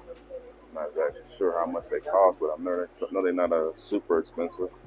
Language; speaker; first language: English; native; English